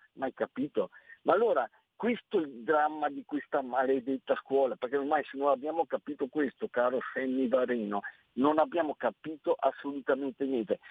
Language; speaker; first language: Italian; native; Italian